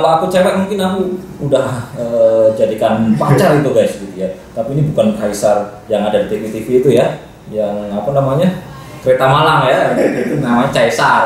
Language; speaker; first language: Indonesian; non-native, local second language; Javanese